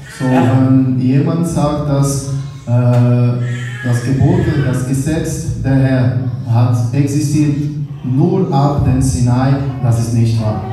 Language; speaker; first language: German; non-native, learner; Portuguese